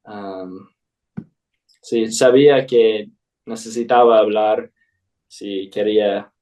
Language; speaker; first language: Spanish; non-native, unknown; English